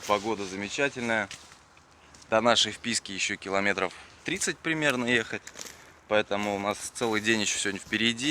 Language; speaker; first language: Russian; native; Russian